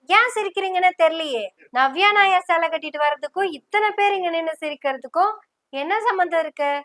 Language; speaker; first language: Tamil; non-native, local second language; Malayalam